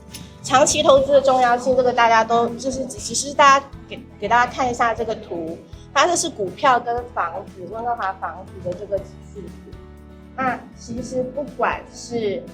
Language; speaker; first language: Chinese; native; Chinese